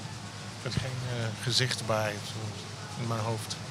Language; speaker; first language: Dutch; non-native, fluent; English